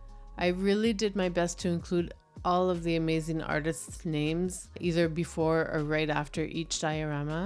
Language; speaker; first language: English; native; English